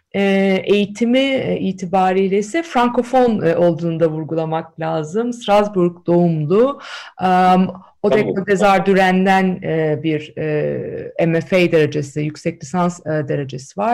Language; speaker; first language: Turkish; native; Turkish